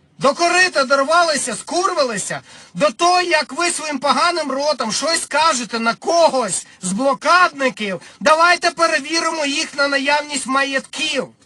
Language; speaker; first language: Ukrainian; non-native, local second language; Russian